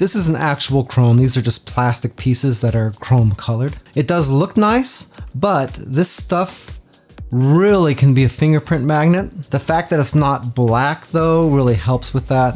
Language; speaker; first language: English; native; English